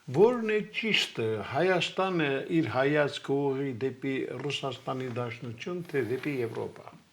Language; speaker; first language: Armenian; native; Armenian